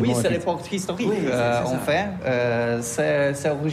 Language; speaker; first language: French; non-native, learner; Polish